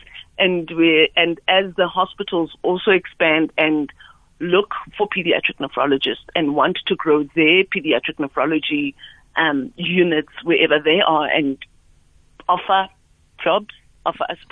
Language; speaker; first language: English; non-native, local second language; Southern Sotho